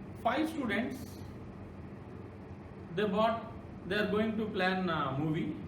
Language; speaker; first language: English; non-native, local second language; Telugu